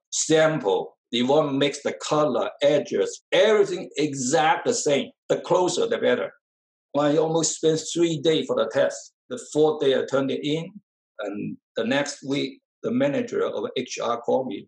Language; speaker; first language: English; non-native, fluent; Chinese